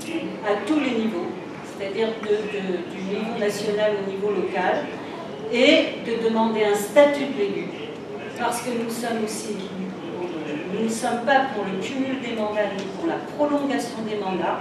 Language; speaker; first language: French; native; French